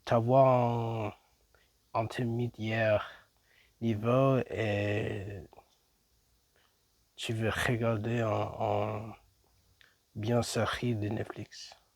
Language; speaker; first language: French; non-native, learner; English